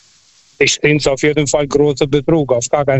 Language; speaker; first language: German; non-native, fluent; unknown